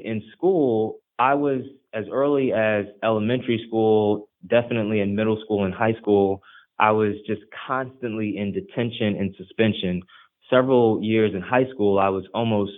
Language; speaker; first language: English; early bilingual, other home language; Haitian Creole